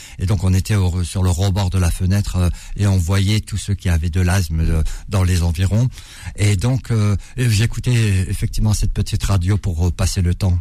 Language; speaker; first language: French; early bilingual, other home language; Arabic